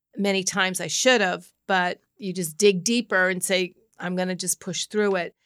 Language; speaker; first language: English; native; English